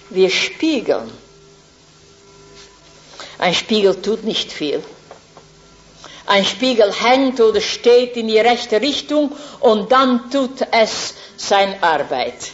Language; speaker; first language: German; non-native, fluent; Dutch